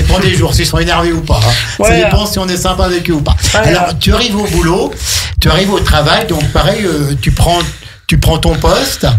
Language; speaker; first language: French; native; French